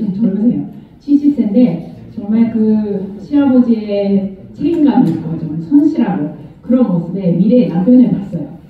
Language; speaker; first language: Korean; non-native, fluent; Japanese